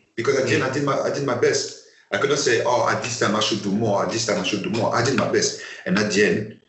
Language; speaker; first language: English; non-native, fluent; French